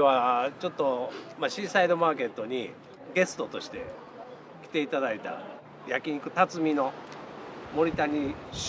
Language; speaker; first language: Japanese; native; Japanese